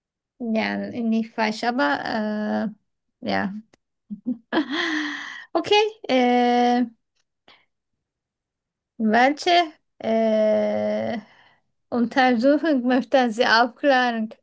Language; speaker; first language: German; non-native, learner; Turkish